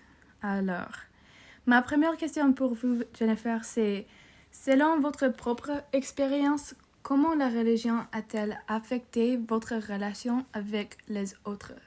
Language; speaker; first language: French; non-native, learner; English